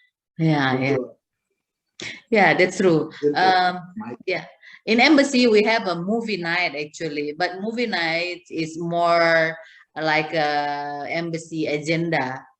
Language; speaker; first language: English; non-native, fluent; Indonesian